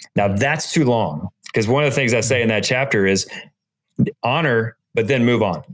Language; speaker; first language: English; native; English